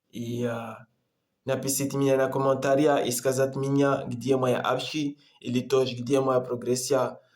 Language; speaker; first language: Russian; non-native, learner; Comorian